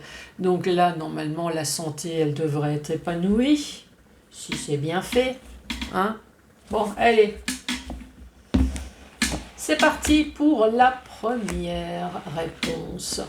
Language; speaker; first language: French; native; French